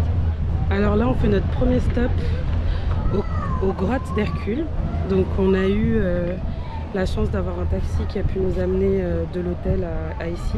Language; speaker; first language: French; native; French